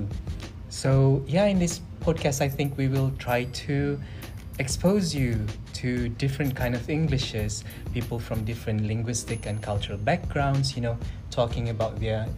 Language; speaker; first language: English; non-native, local second language; Malay